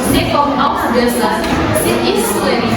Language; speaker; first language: German; non-native, learner; Indonesian